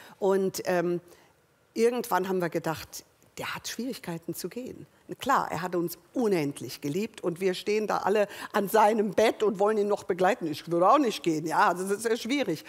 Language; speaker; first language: German; early bilingual, other home language; English